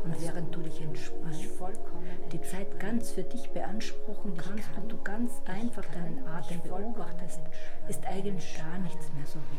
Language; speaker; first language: German; native; German